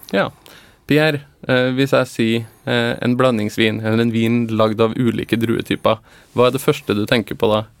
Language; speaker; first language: Norwegian; native; Norwegian